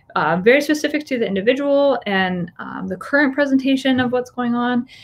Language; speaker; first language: English; native; English